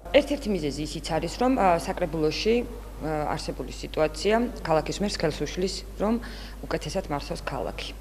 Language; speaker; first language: Georgian; native; Georgian